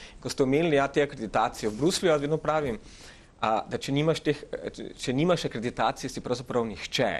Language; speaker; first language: Slovenian; early bilingual, other home language; Macedonian